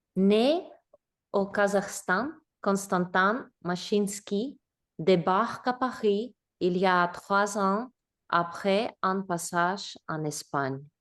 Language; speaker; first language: French; non-native, learner; Russian